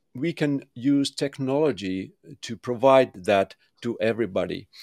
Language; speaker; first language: English; non-native, fluent; Finnish